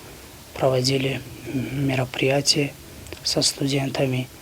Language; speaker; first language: Russian; non-native, local second language; Tajik